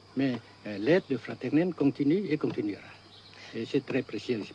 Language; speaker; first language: French; non-native, fluent; Vietnamese